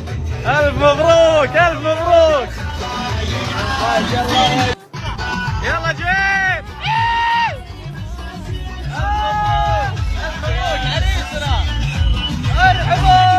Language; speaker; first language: Arabic; native; Arabic